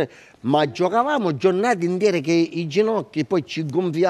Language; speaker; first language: Italian; native; Italian